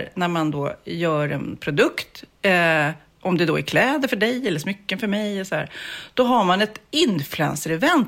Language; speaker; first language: Swedish; native; Swedish